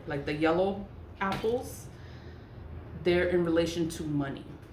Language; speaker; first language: English; native; English